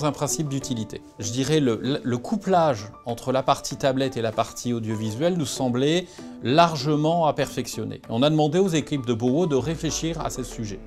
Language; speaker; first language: French; native; French